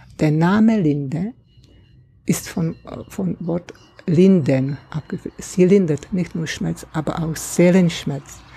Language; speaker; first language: German; non-native, fluent; Czech